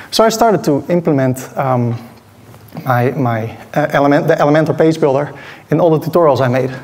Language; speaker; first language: English; non-native, fluent; Dutch